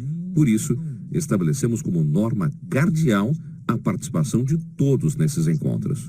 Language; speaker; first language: Portuguese; native; Portuguese